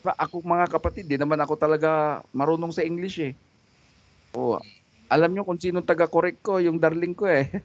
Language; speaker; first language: Filipino; non-native, local second language; Cebuano